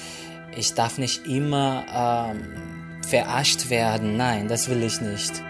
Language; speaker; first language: German; non-native, fluent; Portuguese